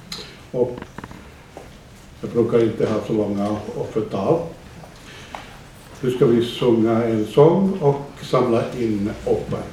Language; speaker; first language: Swedish; non-native, fluent; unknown